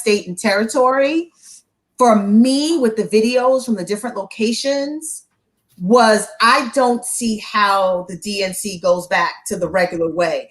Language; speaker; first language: English; native; English